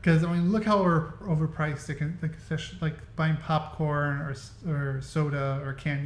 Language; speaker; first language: English; native; English